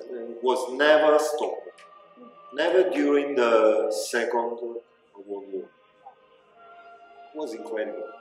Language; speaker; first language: English; non-native, learner; Italian